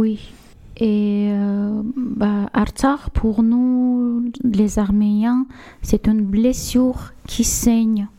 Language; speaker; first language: French; non-native, learner; Armenian